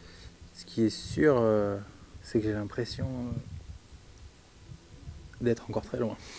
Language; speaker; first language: French; native; French